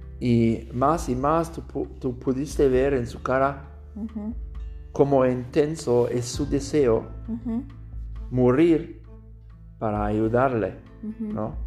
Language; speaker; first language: Spanish; non-native, learner; German